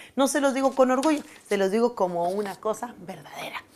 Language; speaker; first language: Spanish; native; Spanish